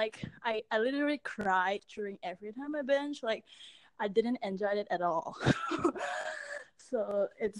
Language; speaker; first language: English; non-native, local second language; Cantonese